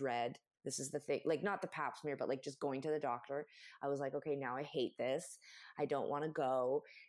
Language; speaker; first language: English; native; English